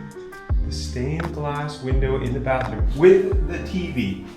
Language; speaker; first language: English; native; English